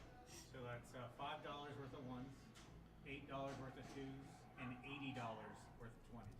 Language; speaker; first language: English; native; English